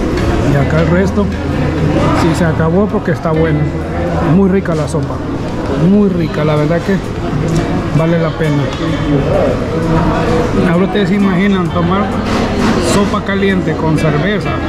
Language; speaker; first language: Spanish; native; Spanish